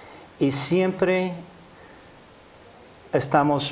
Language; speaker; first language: Spanish; non-native, fluent; English